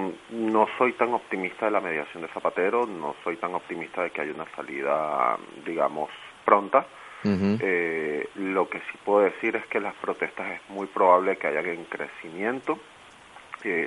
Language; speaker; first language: Spanish; native; Spanish